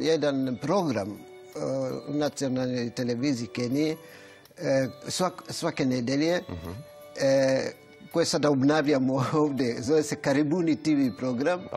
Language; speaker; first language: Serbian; non-native, fluent; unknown